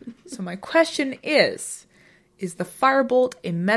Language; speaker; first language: English; native; English